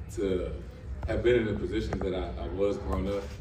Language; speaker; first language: English; native; English